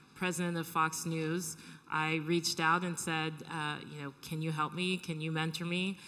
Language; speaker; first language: English; native; English